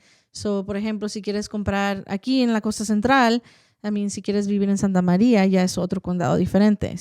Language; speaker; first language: Spanish; early bilingual, heritage; Spanish